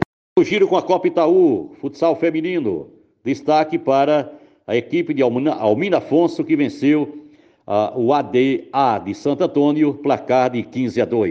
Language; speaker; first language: Portuguese; native; Portuguese